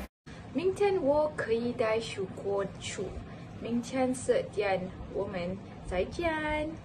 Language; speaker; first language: Chinese; non-native, learner; Malay